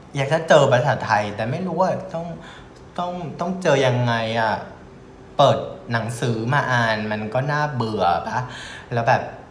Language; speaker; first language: Thai; non-native, fluent; Vietnamese